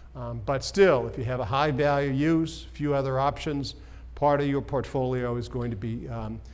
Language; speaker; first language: English; native; English